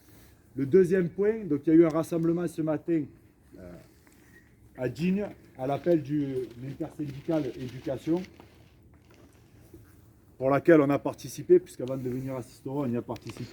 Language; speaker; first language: French; native; French